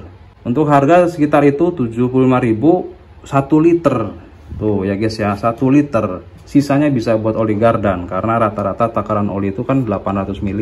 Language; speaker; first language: Indonesian; non-native, local second language; Sundanese